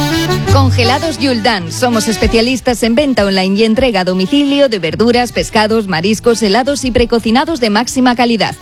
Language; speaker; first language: Spanish; native; Spanish